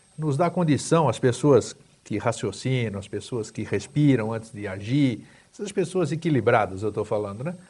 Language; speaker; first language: Portuguese; native; Portuguese